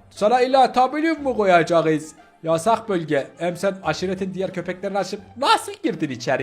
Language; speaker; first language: Turkish; native; Turkish